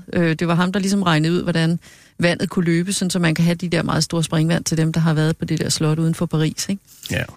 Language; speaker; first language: Danish; native; Danish